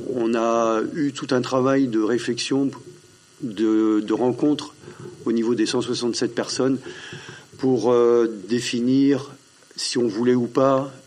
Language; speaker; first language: French; native; French